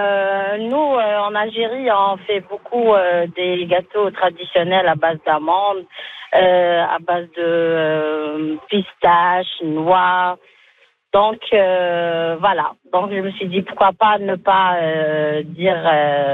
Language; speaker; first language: French; non-native, local second language; Arabic